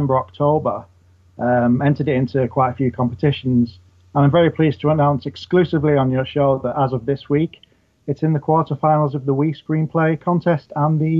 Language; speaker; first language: English; native; English